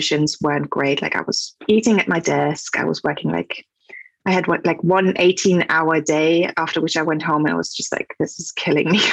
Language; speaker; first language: English; non-native, fluent; German